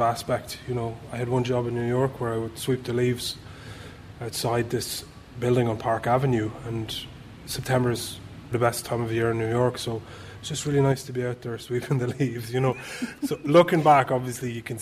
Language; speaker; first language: English; native; English